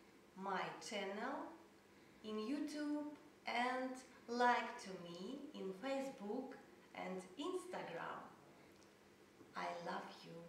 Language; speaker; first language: English; non-native, learner; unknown